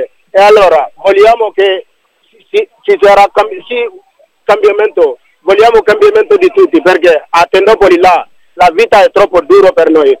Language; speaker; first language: Italian; non-native, learner; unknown